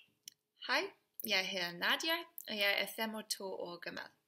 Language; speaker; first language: Danish; non-native, learner; English